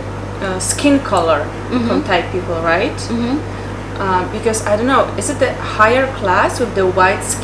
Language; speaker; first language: English; non-native, fluent; Polish